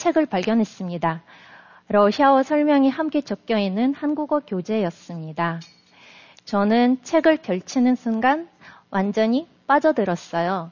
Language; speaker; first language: Korean; non-native, fluent; Russian